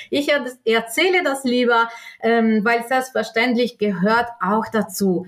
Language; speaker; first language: German; non-native, local second language; Italian